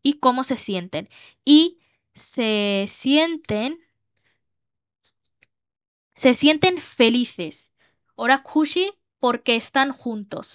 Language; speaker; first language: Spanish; non-native, fluent; Bangla